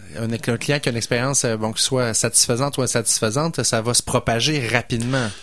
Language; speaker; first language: French; native; French